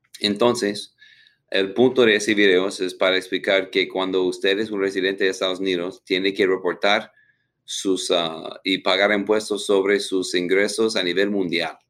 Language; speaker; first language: Spanish; non-native, learner; English